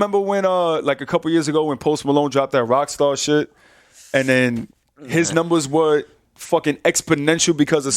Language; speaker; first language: English; native; English